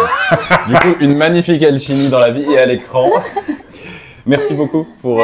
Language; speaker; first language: French; native; French